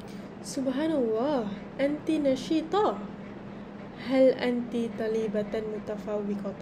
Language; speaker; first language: Arabic; non-native, learner; Malay